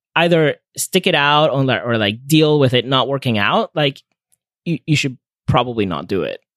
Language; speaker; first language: English; non-native, fluent; Spanish